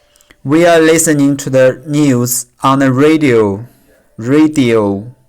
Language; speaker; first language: English; non-native, learner; Chinese